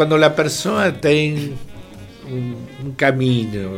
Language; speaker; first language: Portuguese; non-native, fluent; Spanish